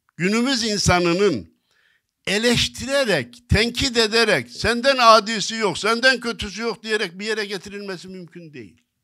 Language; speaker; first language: Turkish; native; Turkish